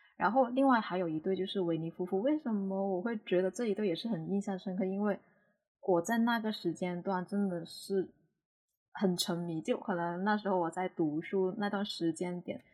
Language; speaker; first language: Chinese; non-native, local second language; Cantonese